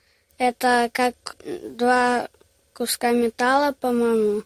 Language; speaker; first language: Russian; early bilingual, heritage; Russian